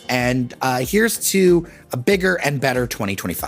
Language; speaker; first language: English; native; English